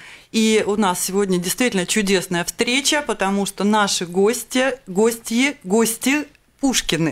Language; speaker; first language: Russian; native; Russian